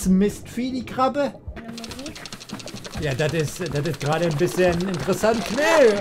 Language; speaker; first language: German; native; German